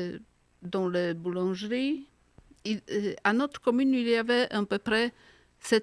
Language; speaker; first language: French; non-native, fluent; Polish